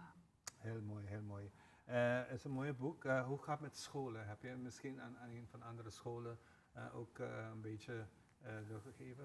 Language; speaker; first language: Dutch; non-native, local second language; Papiamento